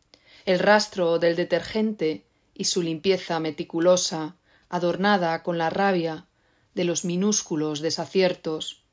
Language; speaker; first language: Spanish; native; Spanish